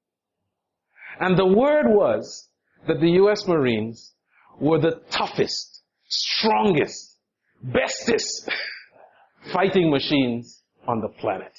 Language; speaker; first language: English; native; English